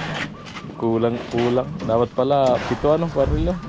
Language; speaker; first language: Filipino; native; Filipino